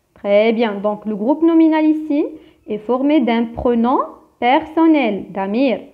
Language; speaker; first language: French; non-native, local second language; Arabic